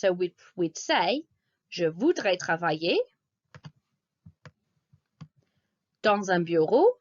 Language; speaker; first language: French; non-native, fluent; English